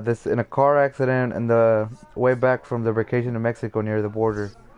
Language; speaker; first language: English; early bilingual, other home language; Spanish